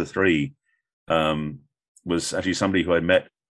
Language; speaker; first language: English; native; English